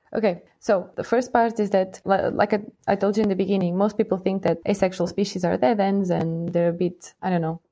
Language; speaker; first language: English; non-native, fluent; Portuguese